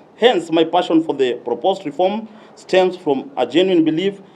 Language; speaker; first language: English; non-native, local second language; Swahili